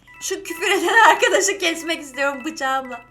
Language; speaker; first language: Turkish; native; Turkish